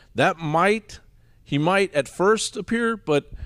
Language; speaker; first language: English; native; English